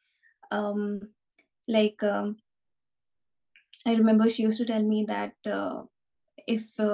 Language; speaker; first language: English; non-native, local second language; Bangla